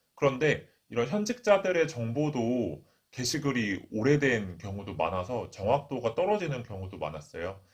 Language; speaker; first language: Korean; native; Korean